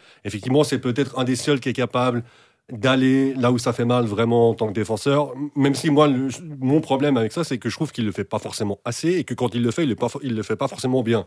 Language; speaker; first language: French; native; French